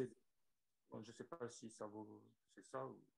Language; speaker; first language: French; non-native, learner; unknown